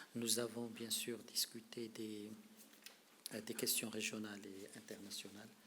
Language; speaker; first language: French; non-native, local second language; Arabic